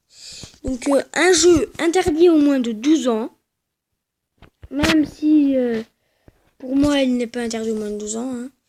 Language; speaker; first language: French; native; French